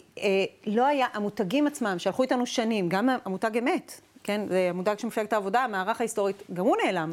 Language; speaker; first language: Hebrew; native; Hebrew